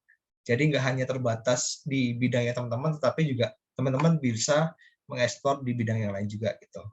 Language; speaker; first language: Indonesian; native; Indonesian